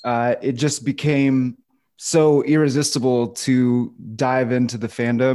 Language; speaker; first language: English; native; English